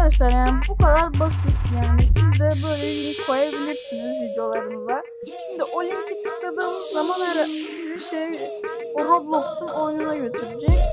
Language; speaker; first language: Turkish; native; Turkish